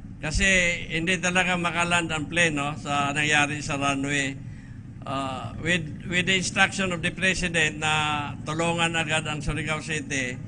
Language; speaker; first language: Filipino; non-native, local second language; Cebuano